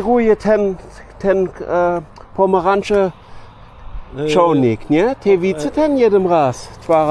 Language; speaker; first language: Polish; non-native, learner; German